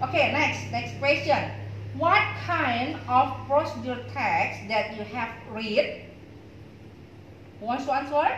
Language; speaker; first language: English; non-native, learner; Indonesian